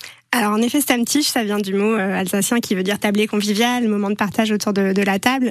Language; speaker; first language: French; native; French